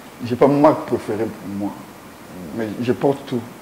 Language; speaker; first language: French; native; French